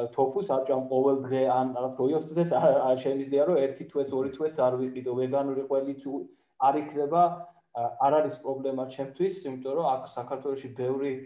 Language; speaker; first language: Georgian; non-native, fluent; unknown